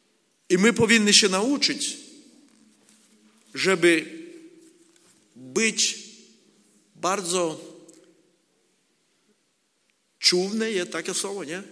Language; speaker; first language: Polish; non-native, learner; Ukrainian